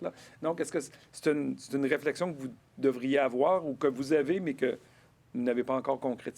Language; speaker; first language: French; native; French